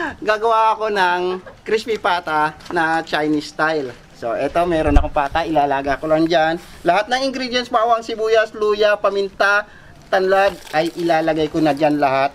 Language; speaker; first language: Filipino; non-native, local second language; Kinaray-a